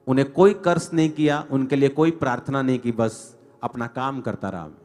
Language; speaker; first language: Hindi; non-native, local second language; Punjabi